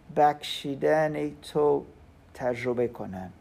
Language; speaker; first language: Persian; non-native, learner; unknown